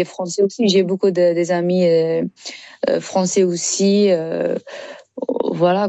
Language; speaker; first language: French; non-native, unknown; Persian